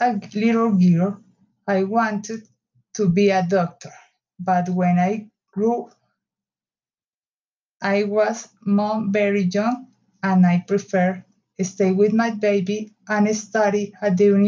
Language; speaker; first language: English; non-native, learner; Spanish